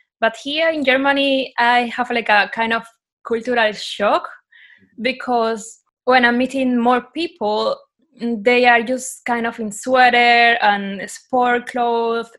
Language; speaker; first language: English; non-native, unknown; Spanish